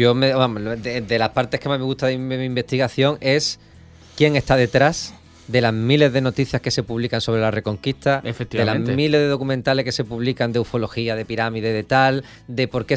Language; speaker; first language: Spanish; native; Spanish